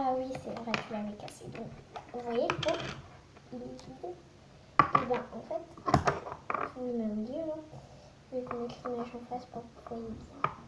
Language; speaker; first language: French; native; French